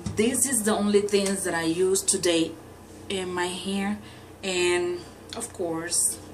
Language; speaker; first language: English; non-native, learner; Spanish